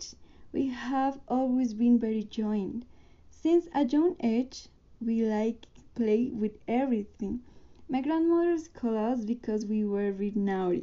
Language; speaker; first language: English; non-native, learner; Spanish